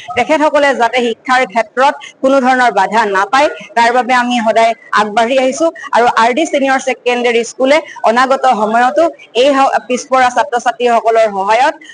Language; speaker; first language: Assamese; native; Assamese